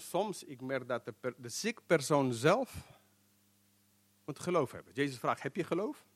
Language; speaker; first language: Dutch; non-native, fluent; English